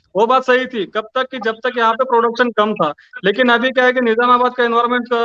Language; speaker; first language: Hindi; non-native, local second language; Marathi